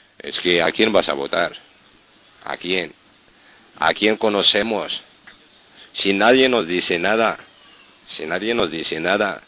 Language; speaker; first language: Spanish; non-native, fluent; Arabic